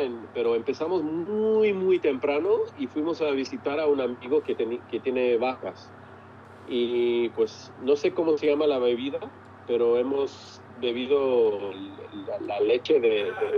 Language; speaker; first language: Spanish; early bilingual, heritage; English